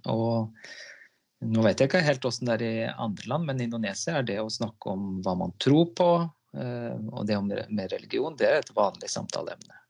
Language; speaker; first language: Norwegian; native; Norwegian